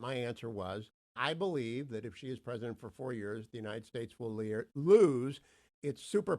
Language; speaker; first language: English; native; English